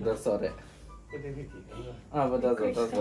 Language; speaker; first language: Indonesian; native; Indonesian